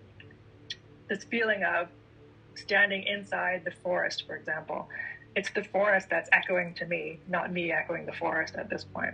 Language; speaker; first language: English; native; English